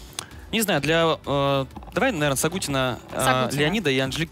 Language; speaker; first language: Russian; native; Russian